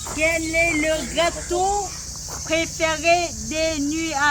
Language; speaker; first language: French; non-native, learner; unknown